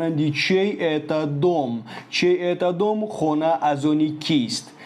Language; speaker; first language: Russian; non-native, fluent; Tajik